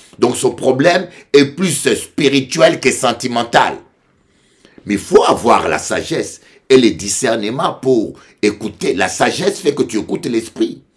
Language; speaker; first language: French; non-native, local second language; Lingala